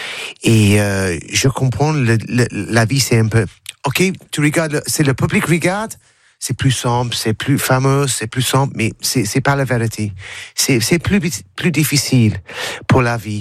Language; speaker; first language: French; non-native, learner; English